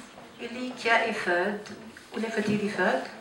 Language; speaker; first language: Swedish; non-native, fluent; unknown